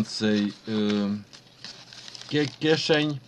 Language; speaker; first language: Polish; non-native, fluent; Ukrainian